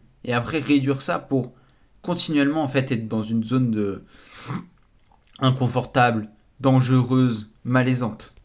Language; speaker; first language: French; native; French